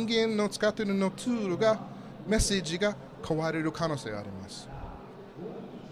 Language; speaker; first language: Japanese; non-native, learner; English